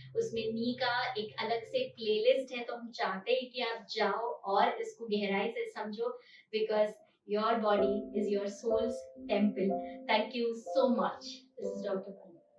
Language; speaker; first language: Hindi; non-native, local second language; Marathi